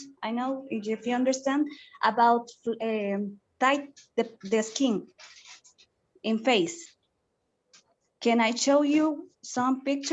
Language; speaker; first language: English; non-native, learner; Spanish